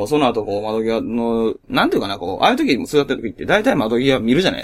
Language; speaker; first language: Japanese; native; Japanese